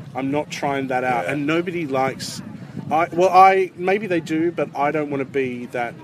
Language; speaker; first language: English; native; English